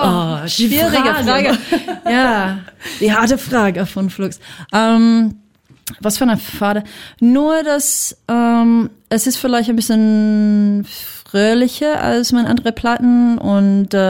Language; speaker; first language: German; non-native, fluent; English